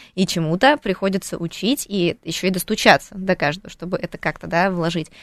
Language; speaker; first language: Russian; non-native, local second language; Ukrainian